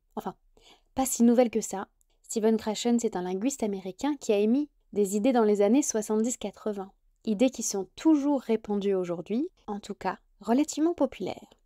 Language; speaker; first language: French; native; French